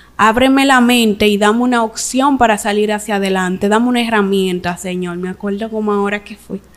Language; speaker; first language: Spanish; native; Spanish